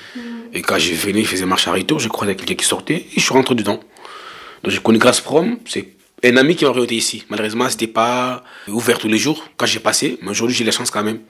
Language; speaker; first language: French; non-native, local second language; Lingala